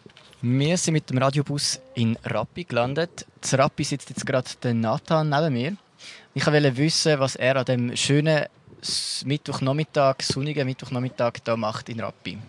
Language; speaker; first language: German; native; German